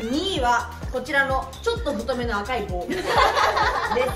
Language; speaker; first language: Japanese; native; Japanese